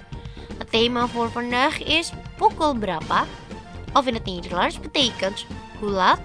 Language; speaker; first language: Dutch; non-native, learner; Indonesian